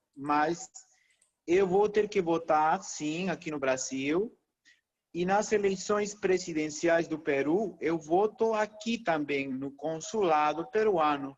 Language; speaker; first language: Portuguese; non-native, fluent; Spanish